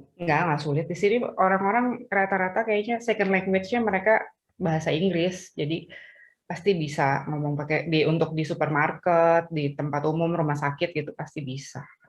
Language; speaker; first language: Indonesian; native; Indonesian